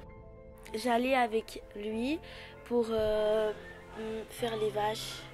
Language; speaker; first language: French; early bilingual, other home language; Rundi